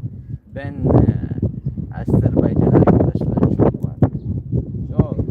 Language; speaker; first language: Turkish; non-native, learner; Azerbaijani